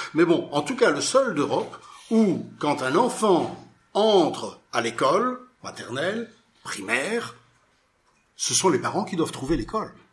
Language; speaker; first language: French; native; French